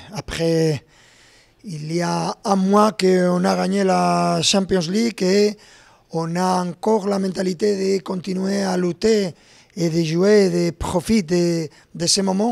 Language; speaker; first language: French; non-native, fluent; Spanish